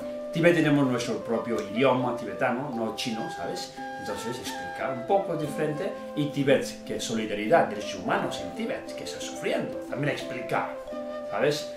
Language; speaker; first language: Spanish; non-native, learner; Tibetan